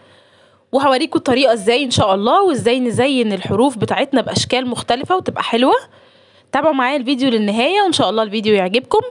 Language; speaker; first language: Arabic; native; Arabic